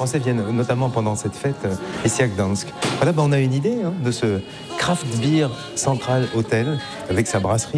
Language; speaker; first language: French; native; French